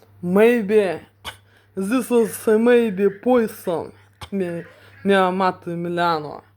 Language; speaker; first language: English; non-native, learner; Russian